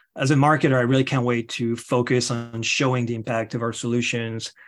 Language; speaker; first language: English; non-native, fluent; French